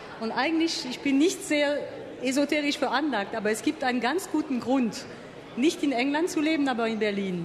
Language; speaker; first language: German; non-native, local second language; French